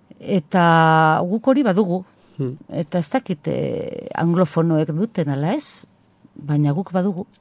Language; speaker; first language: Basque; non-native, local second language; Spanish